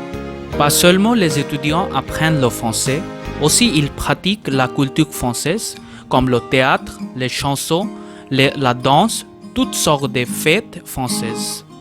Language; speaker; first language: French; non-native, fluent; Bangla